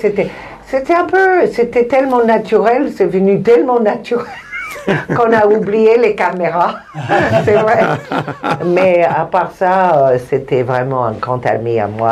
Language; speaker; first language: French; non-native, fluent; Spanish